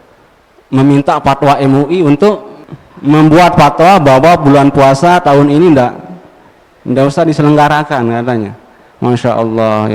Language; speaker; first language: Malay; non-native, local second language; Sasak